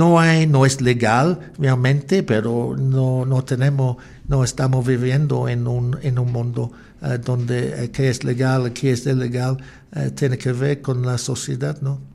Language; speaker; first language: Spanish; non-native, learner; English